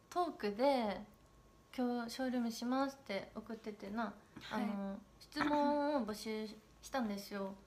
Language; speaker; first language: Japanese; native; Japanese